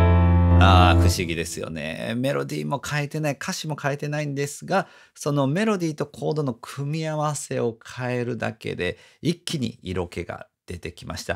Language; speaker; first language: Japanese; native; Japanese